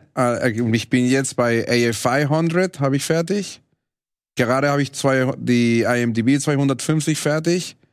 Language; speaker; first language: German; non-native, fluent; Spanish